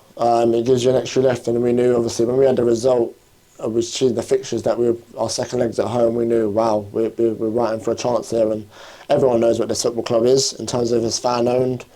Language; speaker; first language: English; native; English